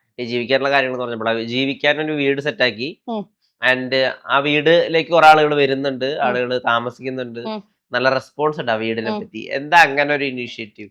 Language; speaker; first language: Malayalam; native; Malayalam